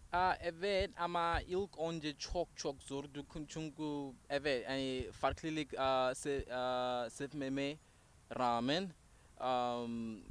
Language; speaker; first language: Turkish; non-native, learner; Tswana